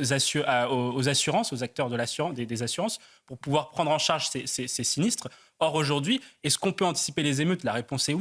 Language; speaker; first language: French; native; French